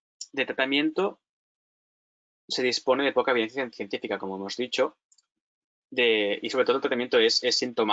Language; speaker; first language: Spanish; native; Spanish